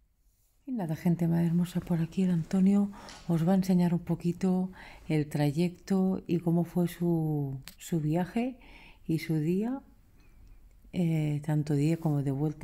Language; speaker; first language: Spanish; native; Spanish